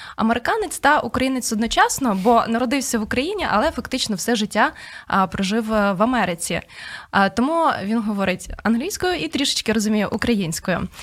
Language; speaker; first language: Ukrainian; native; Ukrainian